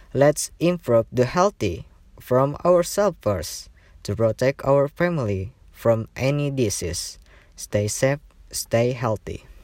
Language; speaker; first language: English; non-native, learner; Indonesian